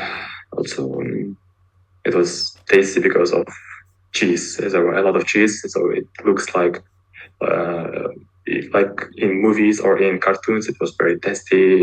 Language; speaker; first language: English; non-native, learner; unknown